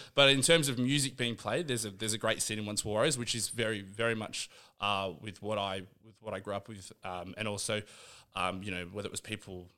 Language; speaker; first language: English; native; English